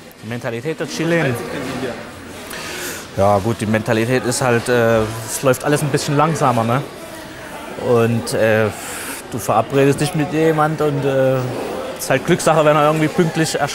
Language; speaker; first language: German; native; German